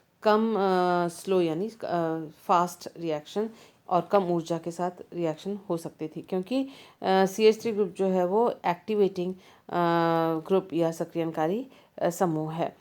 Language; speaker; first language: Hindi; native; Hindi